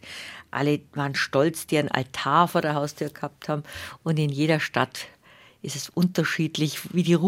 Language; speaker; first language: German; native; German